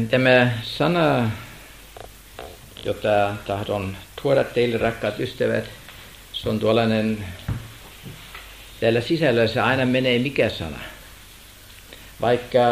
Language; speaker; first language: Finnish; non-native, fluent; German